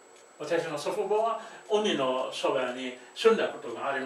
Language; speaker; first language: Japanese; non-native, fluent; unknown